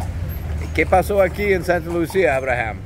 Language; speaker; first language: Spanish; non-native, learner; English